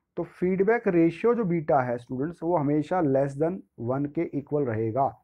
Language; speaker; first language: Hindi; native; Hindi